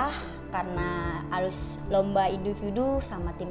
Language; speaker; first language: Indonesian; native; Indonesian